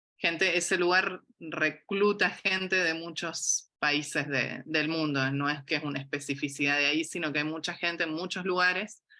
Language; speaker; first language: Spanish; native; Spanish